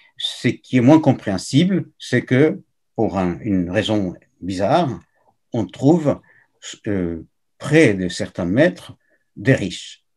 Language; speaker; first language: French; non-native, fluent; Spanish